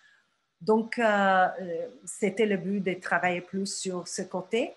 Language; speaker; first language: French; non-native, fluent; Turkish